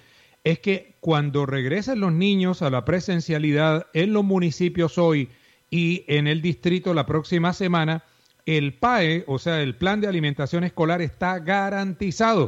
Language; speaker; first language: Spanish; native; Spanish